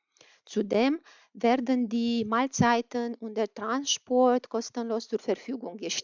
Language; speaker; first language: German; non-native, fluent; Romanian